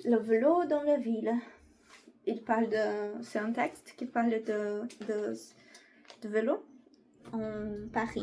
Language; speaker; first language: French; non-native, learner; Portuguese